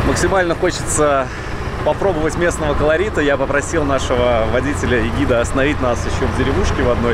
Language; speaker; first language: Russian; native; Russian